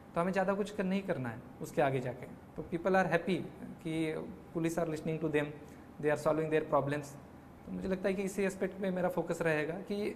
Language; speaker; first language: Hindi; non-native, local second language; Marathi